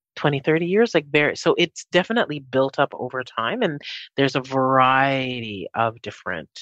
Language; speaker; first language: English; native; English